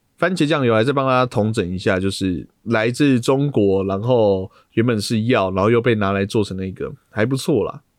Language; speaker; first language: Chinese; native; Chinese